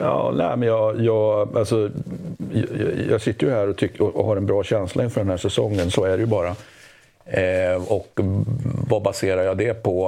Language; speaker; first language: Swedish; native; Swedish